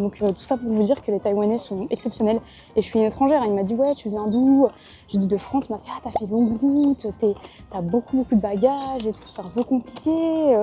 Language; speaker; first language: French; native; French